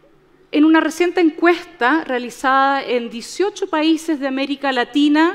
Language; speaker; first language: Spanish; native; Spanish